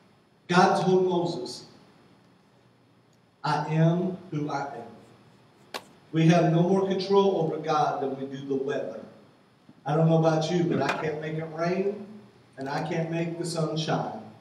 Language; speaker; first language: English; native; English